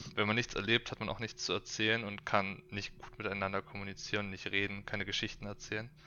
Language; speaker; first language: German; native; German